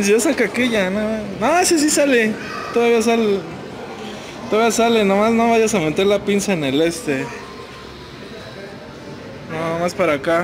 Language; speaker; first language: Spanish; native; Spanish